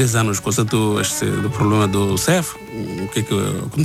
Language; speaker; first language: Portuguese; non-native, learner; Bangla